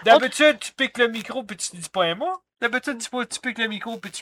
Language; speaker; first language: French; native; French